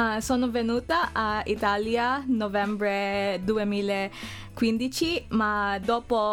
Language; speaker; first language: Italian; non-native, learner; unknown